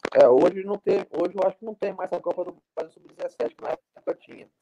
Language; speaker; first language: Portuguese; native; Portuguese